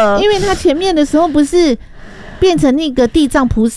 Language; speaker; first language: Chinese; native; Chinese